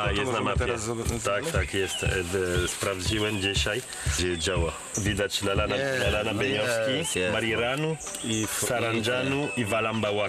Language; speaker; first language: Polish; non-native, learner; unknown